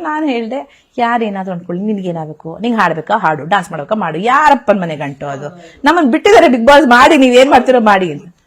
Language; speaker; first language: Kannada; native; Kannada